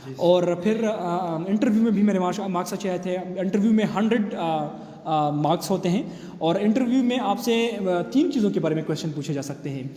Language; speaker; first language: Urdu; non-native, local second language; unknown